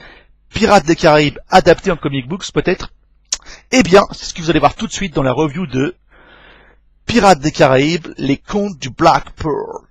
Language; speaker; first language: French; native; French